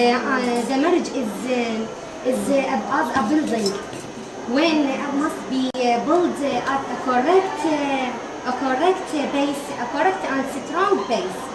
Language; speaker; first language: English; non-native, learner; Arabic